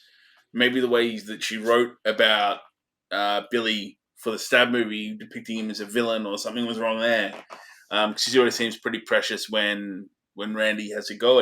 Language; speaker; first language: English; native; English